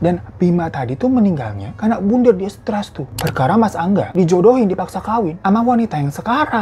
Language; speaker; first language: Indonesian; native; Indonesian